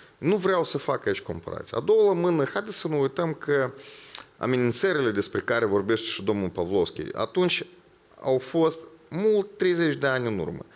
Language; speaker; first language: Romanian; non-native, local second language; Ukrainian